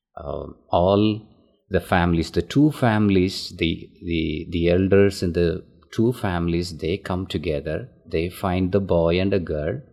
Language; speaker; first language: English; non-native, local second language; Tamil